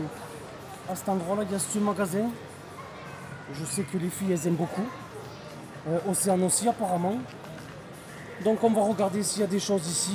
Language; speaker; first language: French; native; French